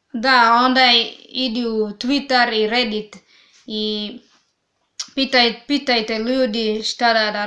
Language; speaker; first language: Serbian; non-native, learner; English